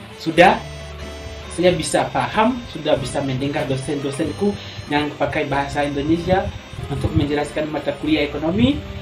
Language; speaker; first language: Indonesian; non-native, fluent; Rundi